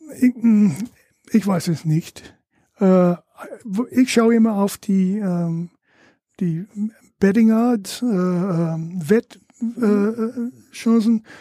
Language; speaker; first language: German; non-native, fluent; English